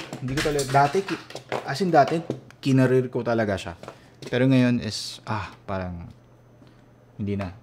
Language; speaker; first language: Filipino; non-native, local second language; Cebuano